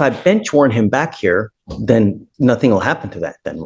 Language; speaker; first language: English; native; English